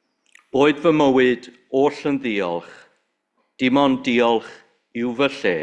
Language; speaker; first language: Welsh; native; Welsh